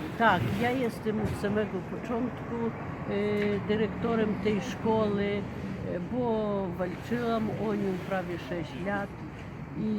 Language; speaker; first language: Polish; early bilingual, heritage; Polish